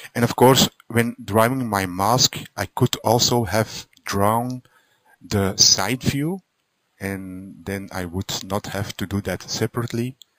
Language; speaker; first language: English; non-native, fluent; Dutch